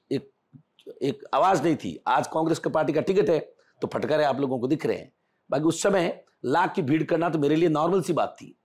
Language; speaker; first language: Hindi; native; Hindi